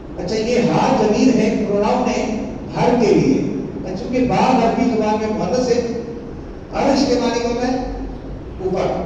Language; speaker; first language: Urdu; non-native, local second language; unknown